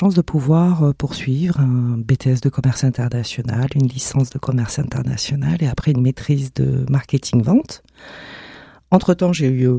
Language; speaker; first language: French; non-native, local second language; Somali